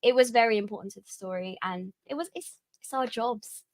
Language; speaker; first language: English; native; English